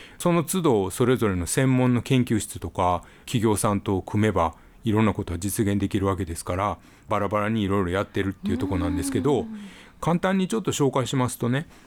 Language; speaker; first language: Japanese; native; Japanese